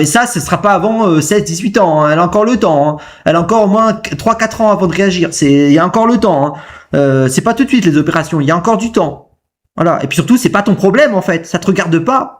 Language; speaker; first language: French; native; French